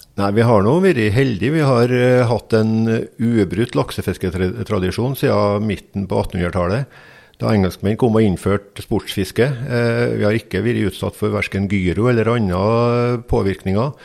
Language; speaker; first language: Norwegian; native; Norwegian